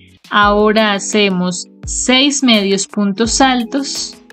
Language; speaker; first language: Spanish; native; Spanish